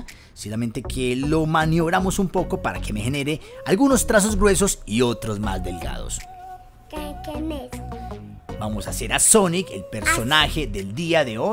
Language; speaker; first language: Spanish; native; Spanish